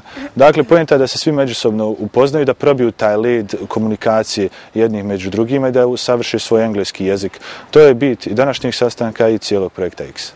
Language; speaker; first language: Croatian; native; Croatian